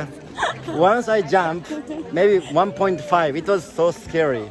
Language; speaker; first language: English; non-native, learner; Japanese